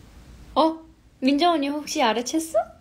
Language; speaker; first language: Korean; non-native, fluent; Chinese